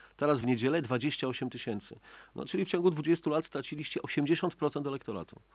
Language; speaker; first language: Polish; native; Polish